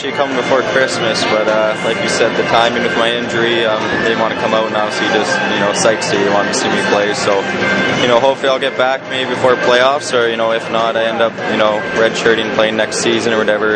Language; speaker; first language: English; native; English